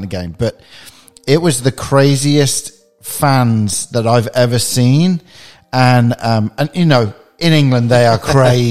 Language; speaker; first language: English; native; English